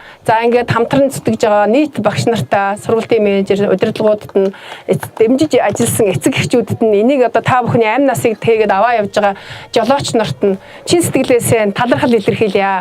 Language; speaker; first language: Mongolian; native; Mongolian